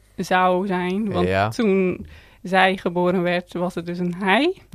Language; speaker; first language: Dutch; native; Dutch